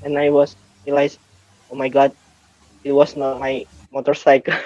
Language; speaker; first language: English; non-native, learner; Indonesian